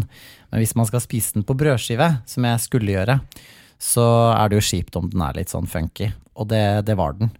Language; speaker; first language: Norwegian; native; Norwegian